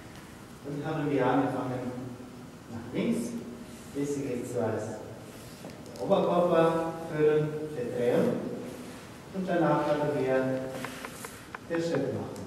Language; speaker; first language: German; non-native, fluent; Spanish